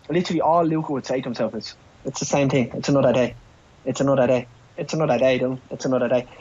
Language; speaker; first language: English; native; English